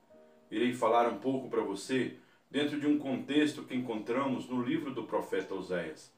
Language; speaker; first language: Portuguese; native; Portuguese